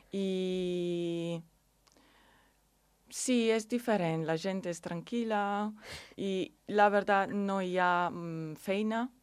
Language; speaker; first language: Catalan; non-native, learner; Italian